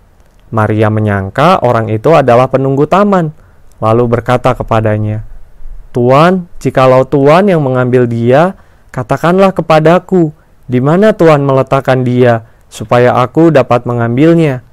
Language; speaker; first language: Indonesian; native; Indonesian